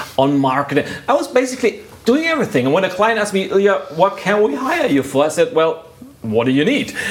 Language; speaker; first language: English; non-native, fluent; German